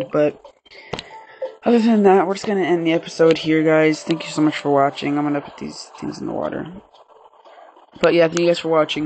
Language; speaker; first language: English; native; English